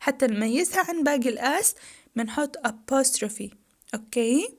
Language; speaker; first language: Arabic; native; Arabic